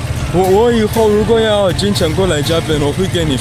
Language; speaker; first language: Chinese; non-native, fluent; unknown